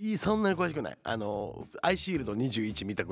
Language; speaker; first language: Japanese; native; Japanese